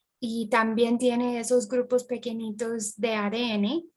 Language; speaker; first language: Spanish; non-native, fluent; English